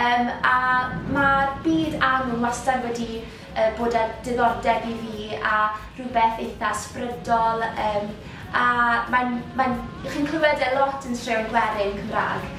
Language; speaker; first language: Welsh; native; Welsh